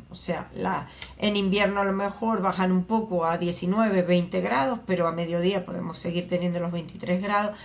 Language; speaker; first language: Spanish; native; Spanish